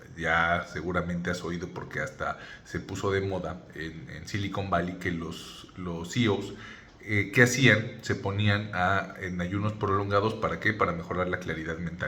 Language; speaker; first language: Spanish; native; Spanish